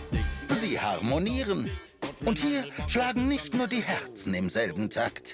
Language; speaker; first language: German; native; German